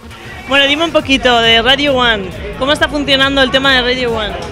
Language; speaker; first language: Spanish; native; Spanish